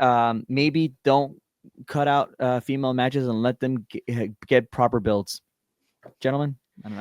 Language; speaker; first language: English; native; English